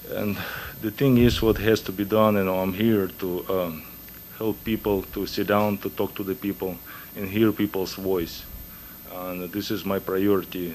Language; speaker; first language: English; non-native, fluent; Russian